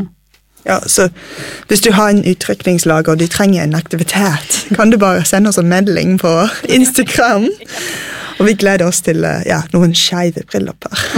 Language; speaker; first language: Norwegian; non-native, fluent; English